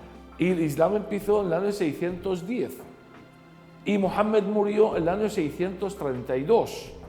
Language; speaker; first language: Spanish; non-native, fluent; Arabic